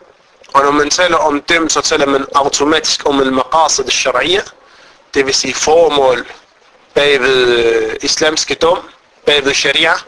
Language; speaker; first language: Danish; non-native, fluent; Arabic